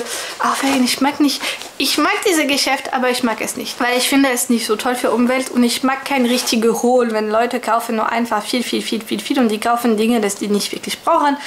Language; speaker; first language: German; non-native, fluent; French